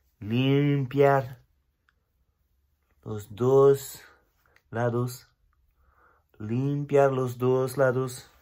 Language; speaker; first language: Spanish; non-native, learner; French